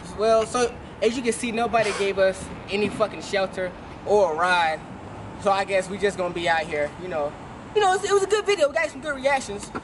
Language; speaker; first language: English; native; English